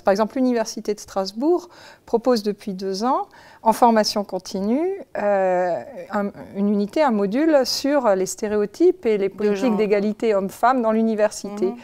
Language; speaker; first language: French; native; French